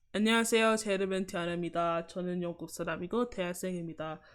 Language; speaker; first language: Korean; non-native, learner; English